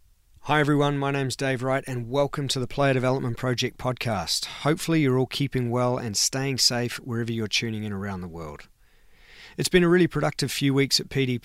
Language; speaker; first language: English; native; English